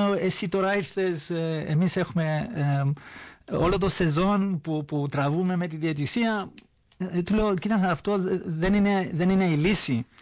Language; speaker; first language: Greek; early bilingual, heritage; Greek